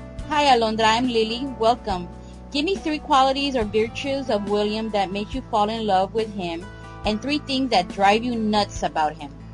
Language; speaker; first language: English; non-native, local second language; Spanish